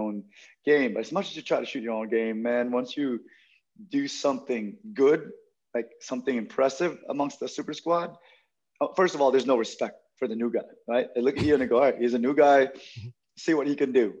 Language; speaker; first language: English; non-native, local second language; Filipino